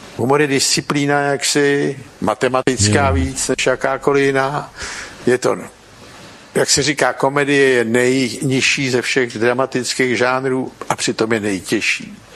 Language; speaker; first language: Czech; native; Czech